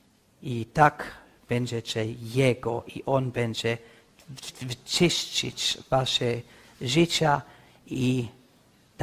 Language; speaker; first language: Polish; non-native, learner; English